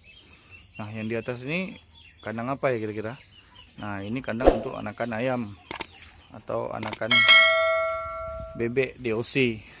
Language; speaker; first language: Indonesian; native; Indonesian